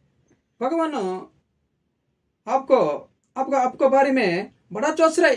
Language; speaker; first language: Hindi; non-native, local second language; Telugu